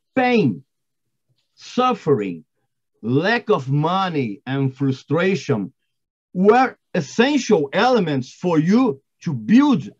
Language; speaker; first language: English; non-native, fluent; Portuguese